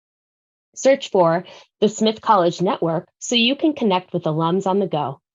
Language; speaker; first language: English; native; English